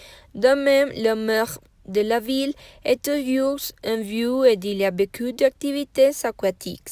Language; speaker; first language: French; non-native, learner; Spanish